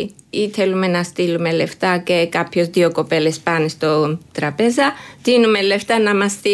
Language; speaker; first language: Greek; non-native, learner; Georgian